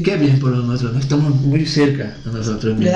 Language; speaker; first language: Spanish; non-native, fluent; Portuguese